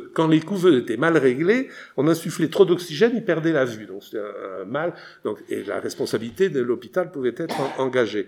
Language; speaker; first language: French; native; French